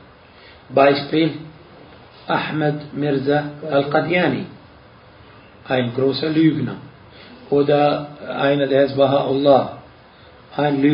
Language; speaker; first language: German; non-native, fluent; Arabic